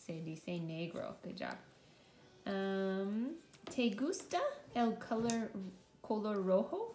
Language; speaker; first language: Spanish; non-native, fluent; English